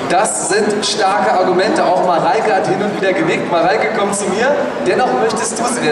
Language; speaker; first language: German; native; German